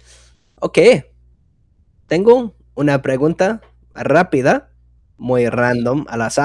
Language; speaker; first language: Spanish; non-native, fluent; English